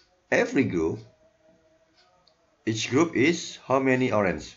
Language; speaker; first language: English; non-native, learner; Indonesian